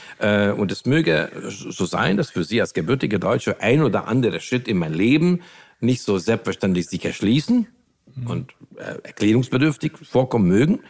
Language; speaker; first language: German; non-native, fluent; Hungarian